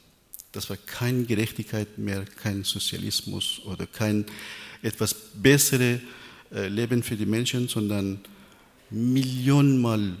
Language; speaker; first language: German; non-native, learner; Persian